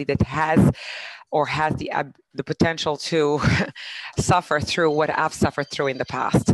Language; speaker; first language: English; non-native, fluent; Arabic